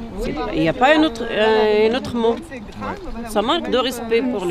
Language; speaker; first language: French; non-native, learner; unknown